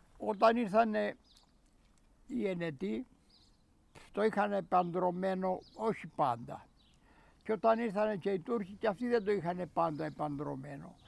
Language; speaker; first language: Greek; native; Greek